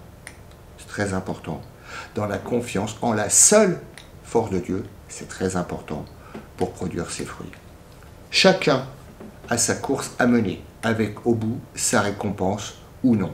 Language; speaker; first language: French; native; French